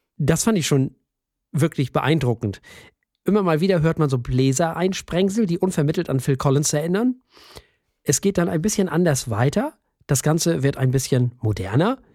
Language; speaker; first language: German; native; German